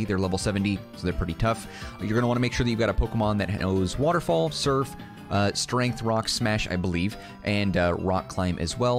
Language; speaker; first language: English; native; English